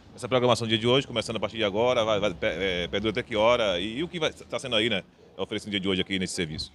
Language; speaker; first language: Portuguese; native; Portuguese